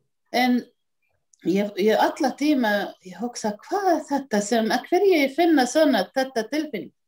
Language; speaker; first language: Icelandic; non-native, learner; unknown